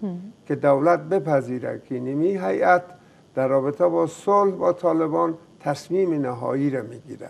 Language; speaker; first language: Persian; native; Persian